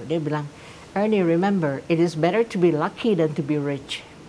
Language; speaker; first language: English; non-native, fluent; Indonesian